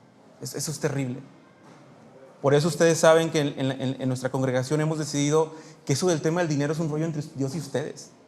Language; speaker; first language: Spanish; native; Spanish